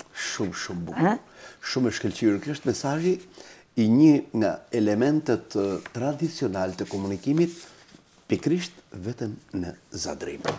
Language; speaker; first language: Albanian; native; Albanian